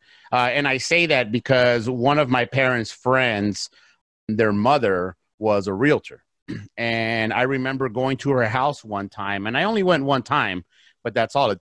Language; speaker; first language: English; early bilingual, other home language; Spanish